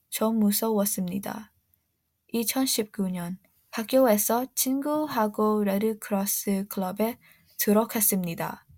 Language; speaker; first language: Korean; non-native, learner; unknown